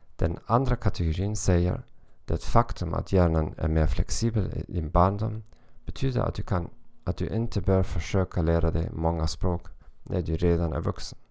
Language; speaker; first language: Swedish; non-native, learner; German